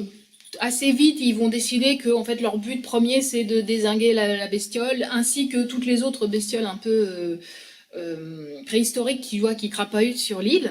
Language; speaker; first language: French; native; French